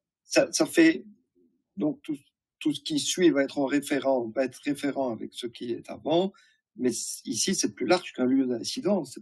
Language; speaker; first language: French; native; French